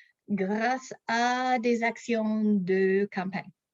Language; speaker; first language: French; non-native, local second language; English